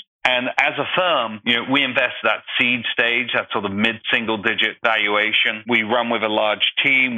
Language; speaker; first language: English; native; English